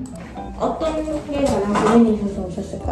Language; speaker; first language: Korean; native; Korean